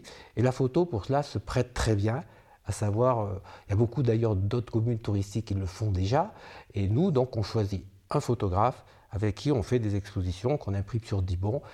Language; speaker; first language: French; native; French